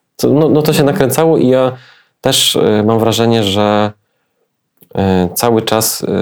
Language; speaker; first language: Polish; native; Polish